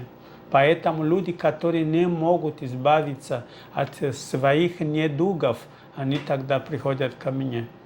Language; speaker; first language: Russian; non-native, fluent; Portuguese